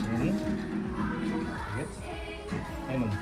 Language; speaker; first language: Mongolian; non-native, learner; Korean